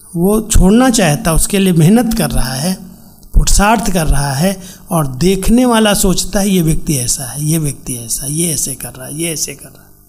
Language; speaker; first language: Hindi; native; Hindi